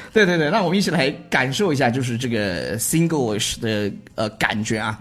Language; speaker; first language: Chinese; native; Chinese